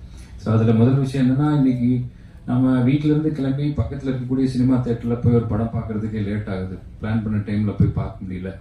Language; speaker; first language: Tamil; native; Tamil